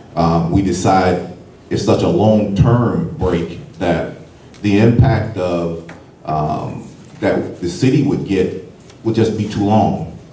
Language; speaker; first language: English; native; English